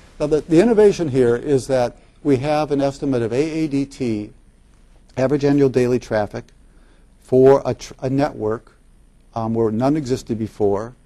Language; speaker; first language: English; native; English